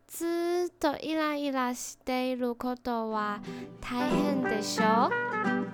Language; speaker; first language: Japanese; non-native, learner; Chinese